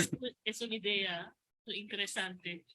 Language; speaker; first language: Spanish; non-native, local second language; Filipino